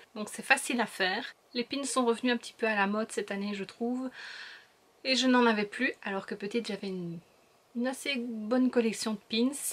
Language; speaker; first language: French; native; French